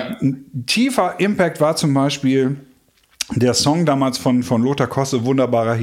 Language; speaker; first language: German; native; German